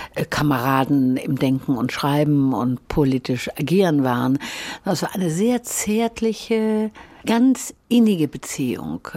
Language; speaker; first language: German; native; German